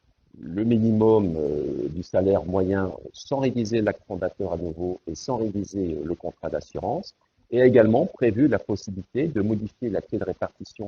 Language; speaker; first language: French; native; French